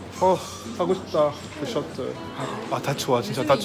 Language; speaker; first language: Korean; non-native, learner; French